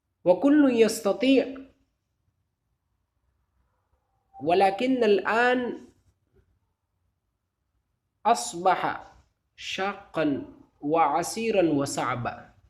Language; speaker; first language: Arabic; non-native, fluent; Urdu